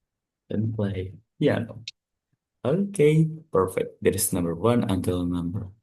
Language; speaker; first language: English; non-native, fluent; Indonesian